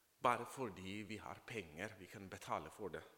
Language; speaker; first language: Norwegian; non-native, fluent; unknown